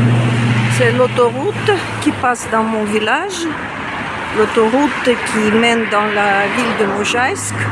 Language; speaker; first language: French; non-native, fluent; Russian